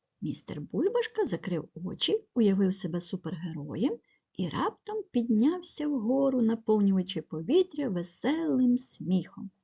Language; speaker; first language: Ukrainian; native; Ukrainian